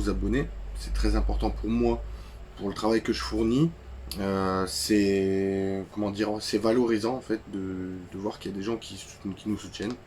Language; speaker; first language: French; native; French